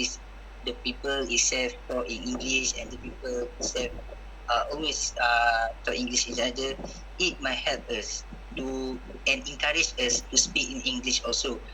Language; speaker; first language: English; non-native, local second language; Malay